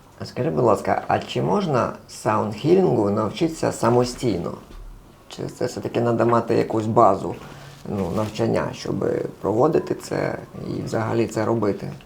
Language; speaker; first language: Ukrainian; non-native, local second language; Russian